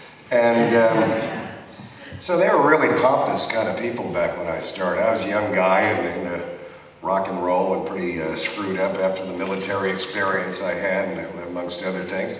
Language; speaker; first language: English; native; English